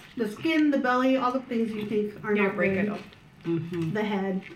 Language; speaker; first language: English; early bilingual, other home language; Filipino